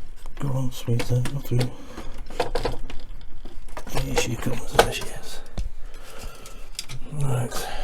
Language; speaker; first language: English; native; English